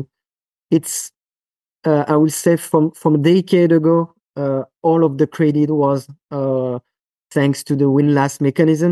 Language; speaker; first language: English; non-native, fluent; French